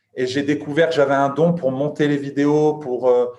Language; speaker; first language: French; native; French